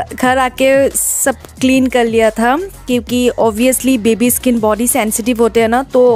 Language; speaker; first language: Hindi; non-native, local second language; Assamese